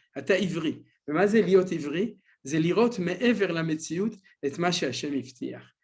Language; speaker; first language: Hebrew; non-native, fluent; French